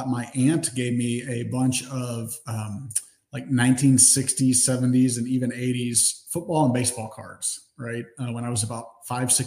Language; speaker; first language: English; native; English